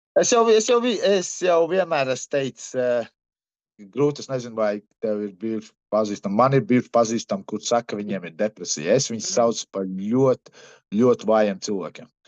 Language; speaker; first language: Latvian; early bilingual, heritage; Latvian